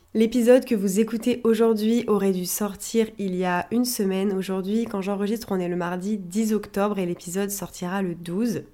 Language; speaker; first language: French; native; French